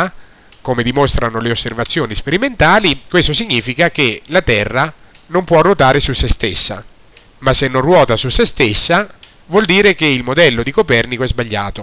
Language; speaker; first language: Italian; native; Italian